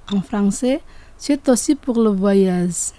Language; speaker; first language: French; non-native, fluent; Indonesian